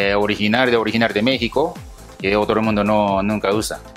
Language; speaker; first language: Spanish; non-native, learner; Japanese